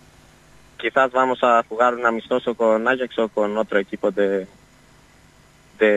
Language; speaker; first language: Spanish; non-native, learner; Greek